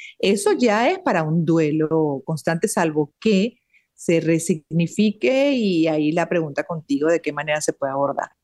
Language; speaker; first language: Spanish; native; Spanish